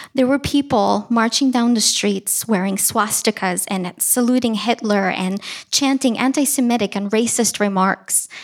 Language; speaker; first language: English; early bilingual, other home language; Russian